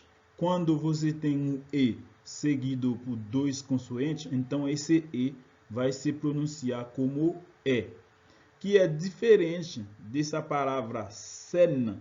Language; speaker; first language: Portuguese; non-native, fluent; French